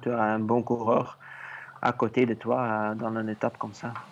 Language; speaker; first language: French; non-native, learner; Dutch